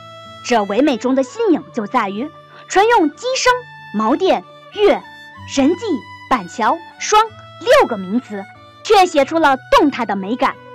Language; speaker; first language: Chinese; native; Chinese